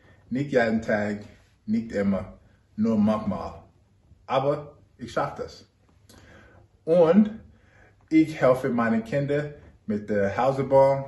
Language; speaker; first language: German; non-native, learner; English